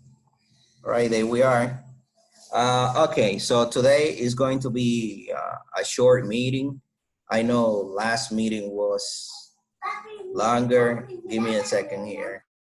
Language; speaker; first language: English; non-native, fluent; Spanish